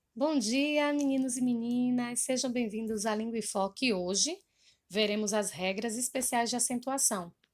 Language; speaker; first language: Portuguese; native; Portuguese